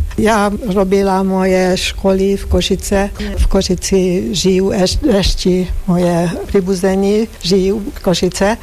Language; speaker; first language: Slovak; non-native, local second language; Hungarian